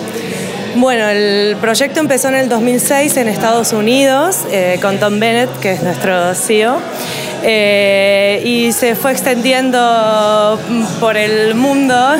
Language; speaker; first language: Spanish; native; Spanish